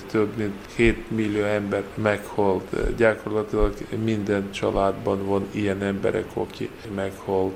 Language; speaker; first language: Hungarian; non-native, learner; Ukrainian